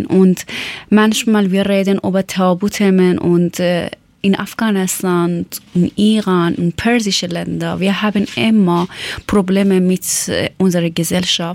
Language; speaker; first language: German; non-native, learner; Persian